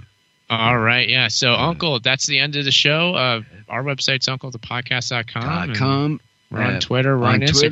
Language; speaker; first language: English; native; English